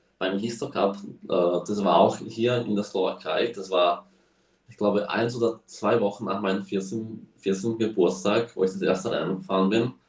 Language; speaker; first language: German; early bilingual, heritage; German